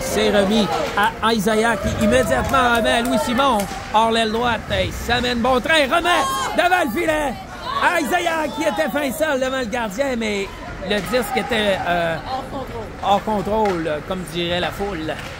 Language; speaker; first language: French; native; French